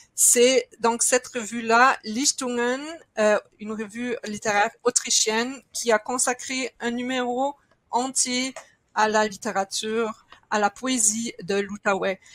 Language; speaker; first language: French; non-native, fluent; German